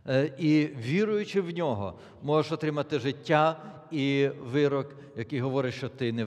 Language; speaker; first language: Polish; non-native, learner; Ukrainian